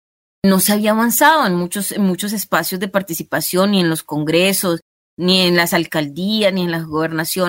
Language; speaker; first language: Spanish; native; Spanish